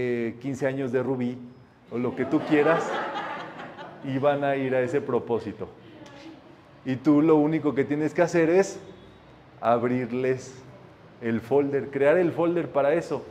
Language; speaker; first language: Spanish; native; Spanish